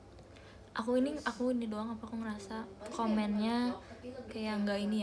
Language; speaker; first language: Indonesian; native; Indonesian